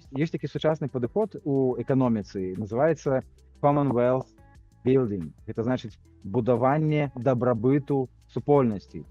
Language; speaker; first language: Belarusian; non-native, local second language; Russian